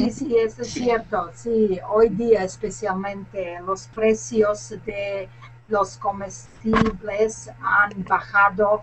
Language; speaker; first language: Spanish; non-native, learner; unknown